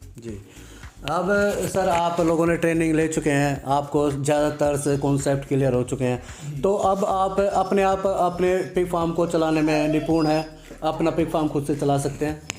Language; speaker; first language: Hindi; native; Hindi